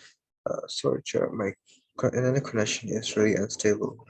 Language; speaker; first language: English; non-native, learner; Burmese